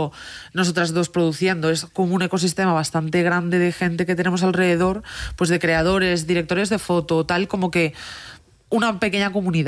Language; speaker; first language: Spanish; native; Spanish